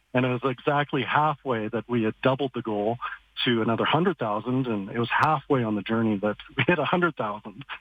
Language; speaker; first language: English; native; English